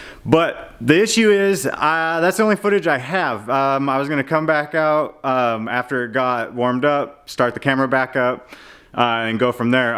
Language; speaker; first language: English; native; English